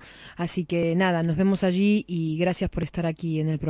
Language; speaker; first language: Spanish; native; Spanish